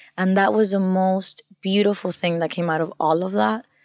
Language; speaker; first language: English; non-native, fluent; Spanish